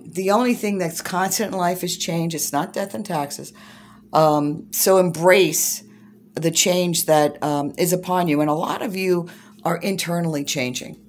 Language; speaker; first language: English; native; English